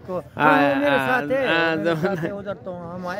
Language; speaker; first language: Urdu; non-native, local second language; Pashto